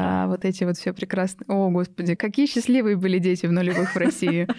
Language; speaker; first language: Russian; native; Russian